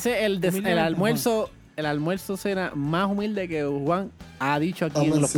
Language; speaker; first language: Spanish; native; Spanish